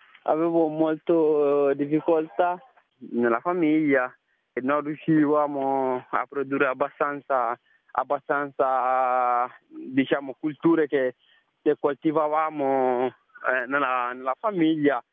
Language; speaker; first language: Italian; non-native, fluent; Bambara